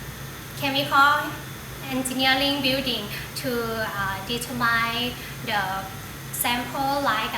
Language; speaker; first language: English; non-native, learner; Thai